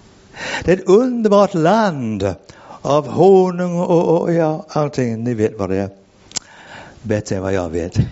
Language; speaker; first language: Swedish; non-native, fluent; English